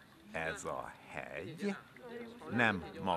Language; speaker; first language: Hungarian; non-native, fluent; Chinese